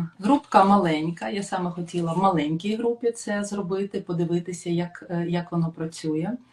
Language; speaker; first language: Ukrainian; non-native, local second language; Russian